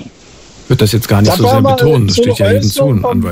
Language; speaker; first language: German; native; German